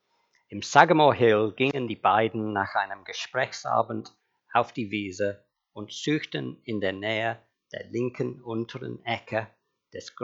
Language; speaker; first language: German; non-native, fluent; English